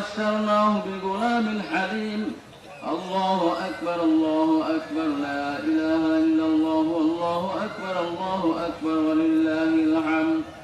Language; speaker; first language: Arabic; non-native, fluent; Bangla